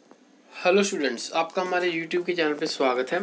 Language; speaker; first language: Hindi; native; Hindi